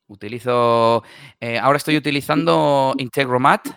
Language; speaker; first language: Spanish; native; Spanish